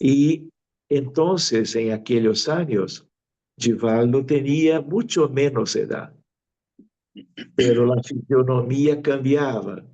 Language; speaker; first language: Spanish; non-native, fluent; Portuguese